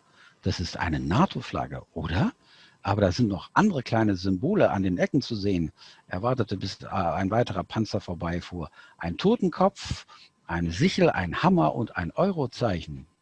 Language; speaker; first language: German; native; German